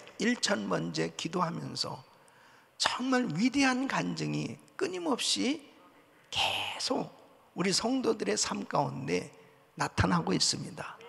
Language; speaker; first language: Korean; native; Korean